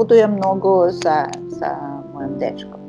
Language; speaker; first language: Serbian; non-native, learner; Norwegian